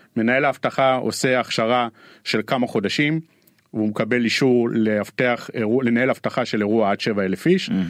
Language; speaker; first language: Hebrew; native; Hebrew